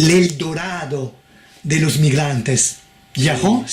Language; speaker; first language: Spanish; non-native, fluent; Italian